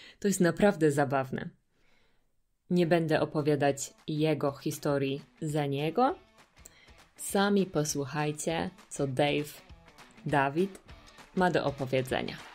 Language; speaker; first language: Polish; native; Polish